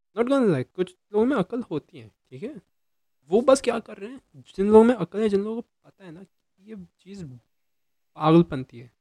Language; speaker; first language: Hindi; native; Hindi